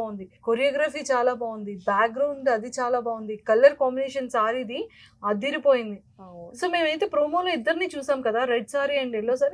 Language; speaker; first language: Telugu; native; Telugu